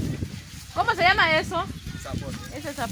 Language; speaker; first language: Spanish; non-native, learner; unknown